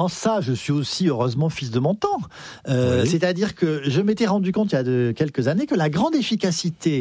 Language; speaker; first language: French; native; French